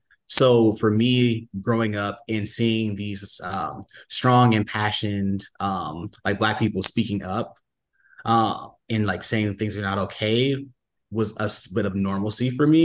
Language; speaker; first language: English; native; English